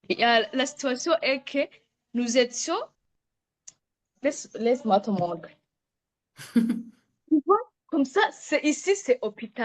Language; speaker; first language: French; non-native, local second language; Rundi